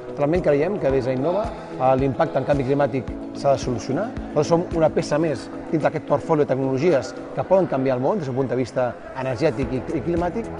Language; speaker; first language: Catalan; native; Catalan